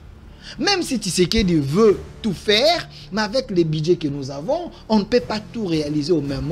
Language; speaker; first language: French; non-native, local second language; Lingala